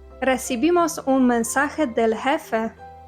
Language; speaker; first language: Spanish; non-native, fluent; Polish